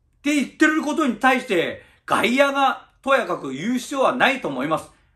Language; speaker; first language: Japanese; early bilingual, other home language; Chinese